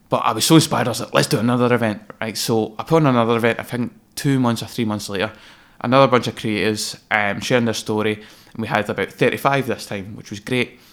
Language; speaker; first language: English; native; English